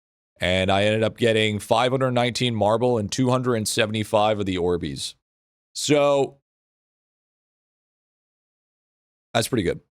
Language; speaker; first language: English; native; English